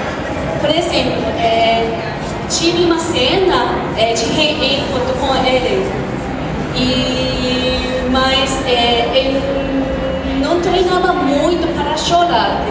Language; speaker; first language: Portuguese; non-native, fluent; Japanese